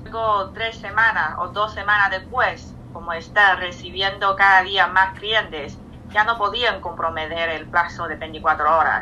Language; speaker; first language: Spanish; non-native, fluent; Chinese